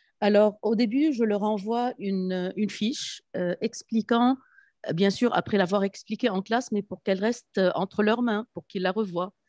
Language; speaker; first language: French; non-native, local second language; Arabic